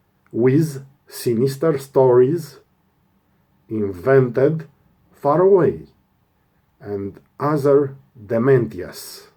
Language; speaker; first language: English; non-native, learner; Romanian